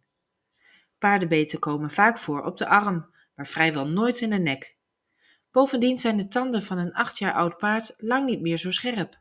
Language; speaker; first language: Dutch; native; Dutch